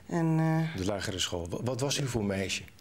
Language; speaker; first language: Dutch; native; Dutch